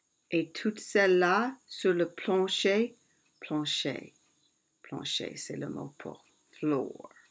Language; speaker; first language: French; non-native, learner; English